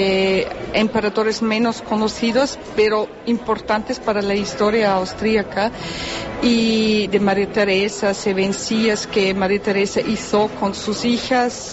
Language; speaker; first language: Spanish; non-native, fluent; German